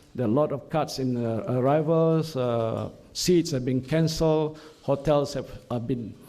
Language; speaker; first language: English; non-native, local second language; Malay